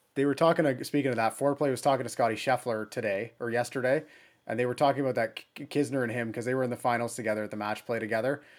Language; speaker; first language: English; early bilingual, other home language; German